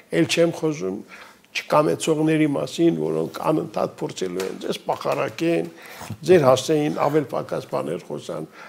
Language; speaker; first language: Armenian; native; Armenian